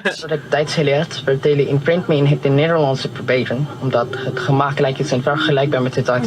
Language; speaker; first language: Dutch; non-native, learner; Filipino